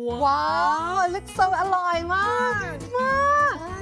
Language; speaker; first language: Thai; non-native, fluent; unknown